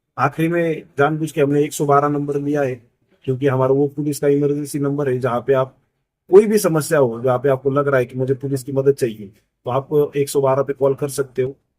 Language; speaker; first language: Hindi; non-native, local second language; Marathi